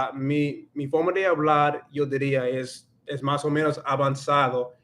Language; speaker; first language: Spanish; non-native, learner; English